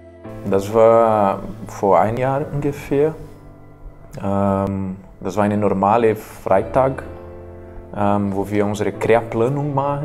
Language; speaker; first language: German; non-native, fluent; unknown